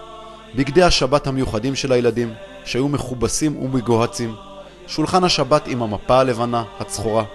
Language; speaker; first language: Hebrew; native; Hebrew